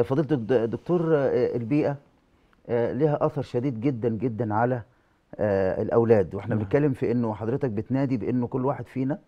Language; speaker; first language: Arabic; native; Arabic